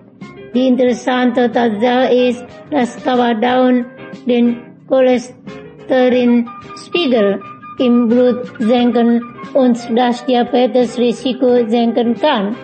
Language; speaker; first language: German; non-native, fluent; Indonesian